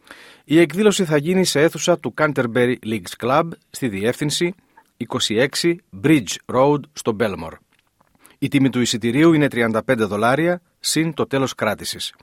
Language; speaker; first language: Greek; native; Greek